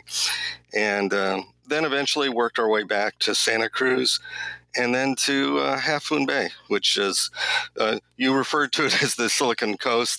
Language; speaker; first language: English; native; English